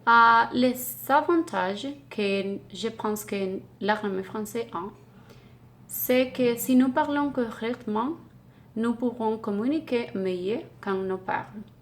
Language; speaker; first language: French; non-native, learner; Spanish